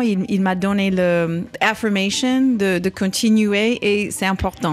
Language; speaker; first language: French; non-native, learner; English